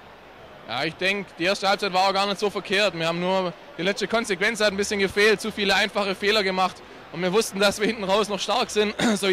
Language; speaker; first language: German; native; German